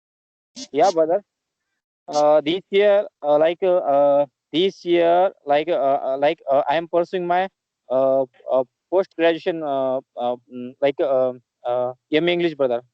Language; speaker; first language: English; non-native, learner; Marathi